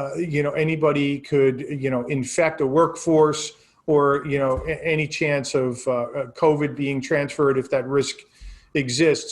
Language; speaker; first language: English; native; English